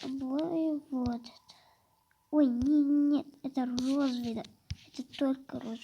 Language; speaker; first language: Russian; non-native, local second language; Kazakh